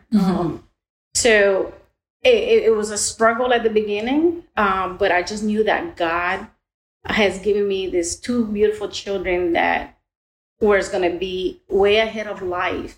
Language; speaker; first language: English; early bilingual, other home language; Spanish